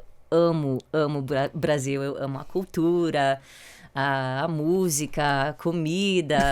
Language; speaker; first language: Portuguese; early bilingual, heritage; English